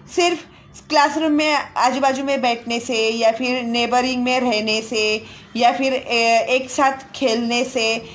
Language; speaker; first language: Hindi; non-native, local second language; Marathi